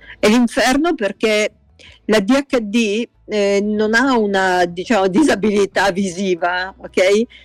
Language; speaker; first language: Italian; native; Italian